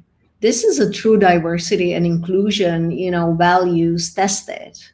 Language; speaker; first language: English; non-native, fluent; Czech